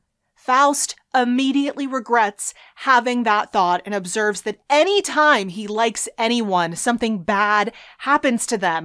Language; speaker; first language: English; native; English